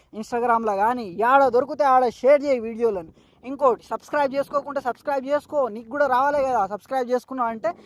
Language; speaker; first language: Telugu; native; Telugu